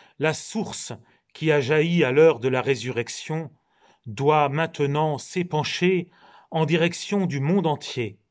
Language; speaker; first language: French; native; French